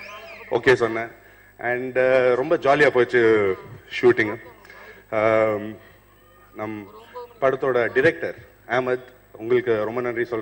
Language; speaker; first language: Tamil; non-native, fluent; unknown